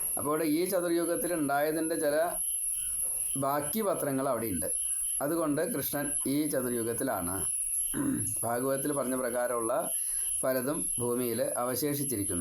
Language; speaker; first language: Malayalam; native; Malayalam